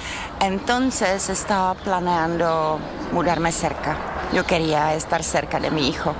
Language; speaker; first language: Spanish; non-native, fluent; Czech